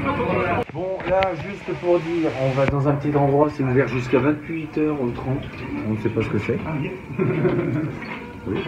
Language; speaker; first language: French; native; French